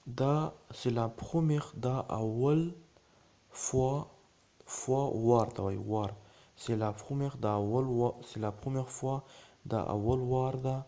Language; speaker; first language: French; non-native, learner; Pashto